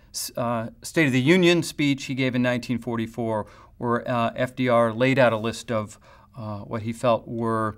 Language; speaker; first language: English; native; English